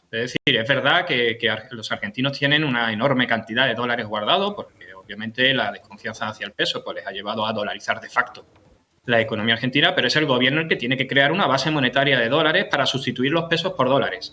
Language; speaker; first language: Spanish; native; Spanish